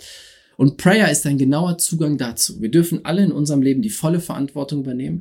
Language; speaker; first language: German; native; German